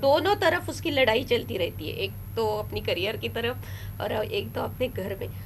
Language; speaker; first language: Hindi; non-native, local second language; Marathi